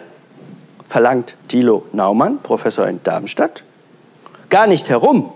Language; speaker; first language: German; native; German